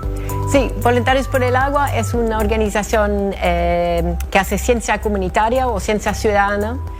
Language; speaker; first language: Spanish; non-native, fluent; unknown